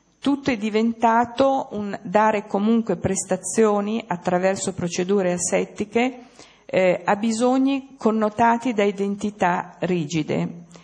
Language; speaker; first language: Italian; native; Italian